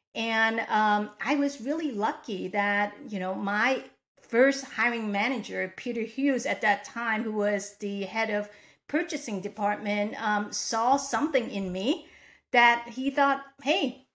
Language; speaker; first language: English; non-native, local second language; Cantonese